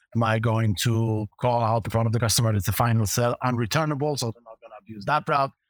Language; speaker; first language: English; non-native, fluent; Hebrew